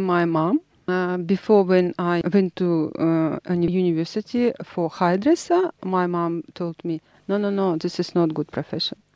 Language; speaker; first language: English; non-native, learner; Russian